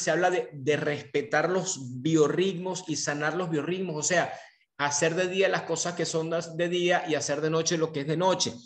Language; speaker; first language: Spanish; native; Spanish